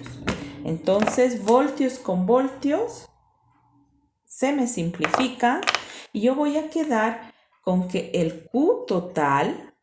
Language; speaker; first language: Spanish; native; Spanish